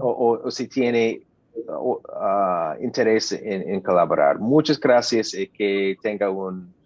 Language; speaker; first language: Spanish; non-native, learner; English